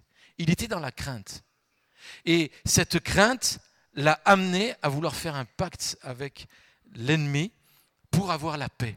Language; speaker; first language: French; native; French